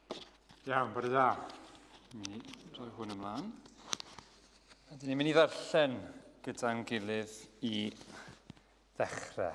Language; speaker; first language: Welsh; native; Welsh